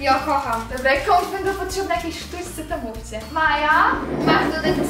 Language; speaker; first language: Polish; native; Polish